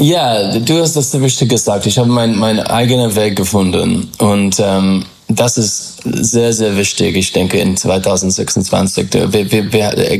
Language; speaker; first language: German; non-native, fluent; English